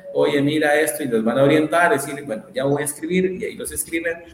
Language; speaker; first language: Spanish; native; Spanish